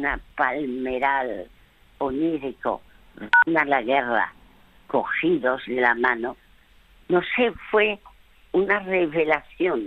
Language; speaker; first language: Spanish; early bilingual, other home language; French